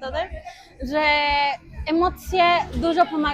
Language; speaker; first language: Polish; non-native, fluent; Spanish